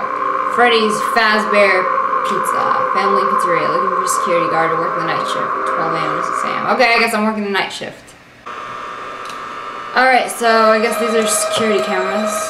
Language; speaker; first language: English; native; English